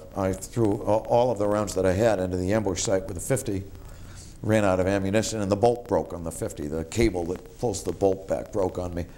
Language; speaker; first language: English; native; English